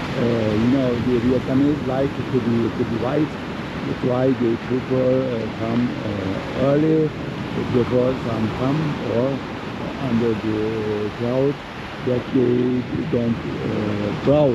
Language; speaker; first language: English; non-native, learner; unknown